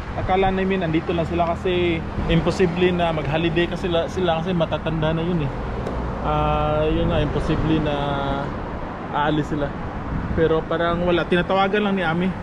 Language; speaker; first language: Filipino; non-native, local second language; Cebuano